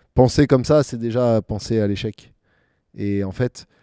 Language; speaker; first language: French; native; French